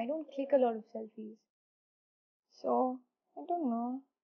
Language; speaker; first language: English; non-native, local second language; Hindi